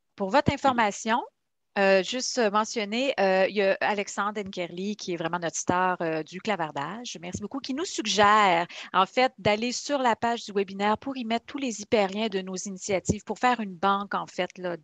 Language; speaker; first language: French; native; French